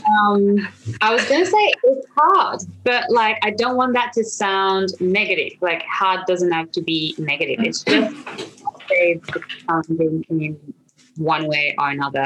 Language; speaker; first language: English; non-native, fluent; French